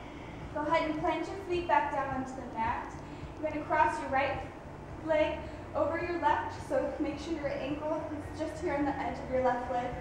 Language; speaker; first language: English; native; English